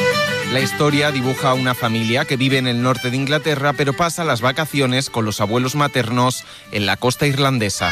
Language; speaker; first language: Spanish; native; Spanish